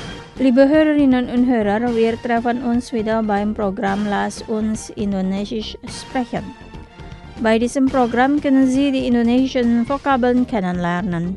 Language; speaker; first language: German; non-native, fluent; Indonesian